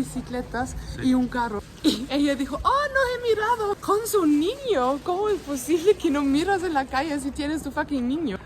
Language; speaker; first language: Spanish; non-native, fluent; German